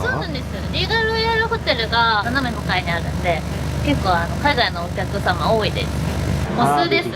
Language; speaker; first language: Japanese; native; Japanese